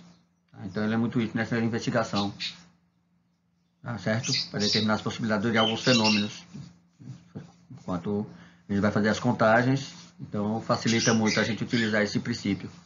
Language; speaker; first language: Portuguese; native; Portuguese